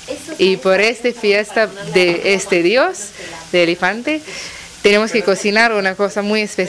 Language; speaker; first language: Spanish; non-native, learner; Tamil